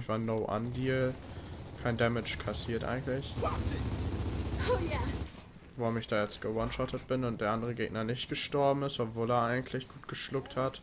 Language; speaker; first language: German; native; German